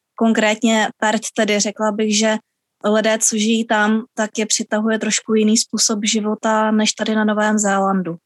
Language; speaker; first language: Czech; native; Czech